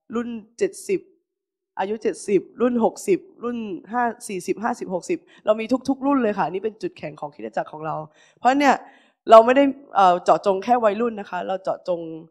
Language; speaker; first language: Thai; native; Thai